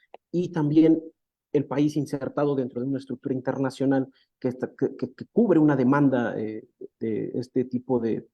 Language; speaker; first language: Spanish; native; Spanish